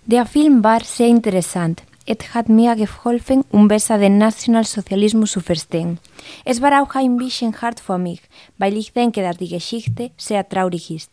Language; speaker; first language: German; non-native, fluent; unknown